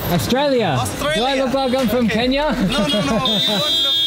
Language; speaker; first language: English; native; English